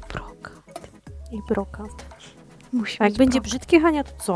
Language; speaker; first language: Polish; native; Polish